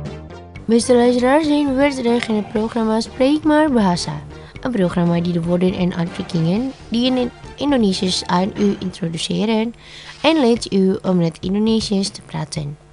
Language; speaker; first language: Dutch; non-native, learner; Indonesian